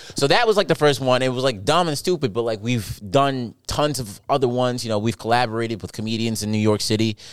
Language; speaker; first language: English; native; English